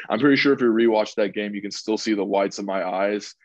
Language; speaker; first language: English; native; English